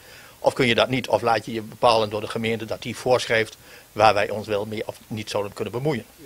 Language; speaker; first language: Dutch; native; Dutch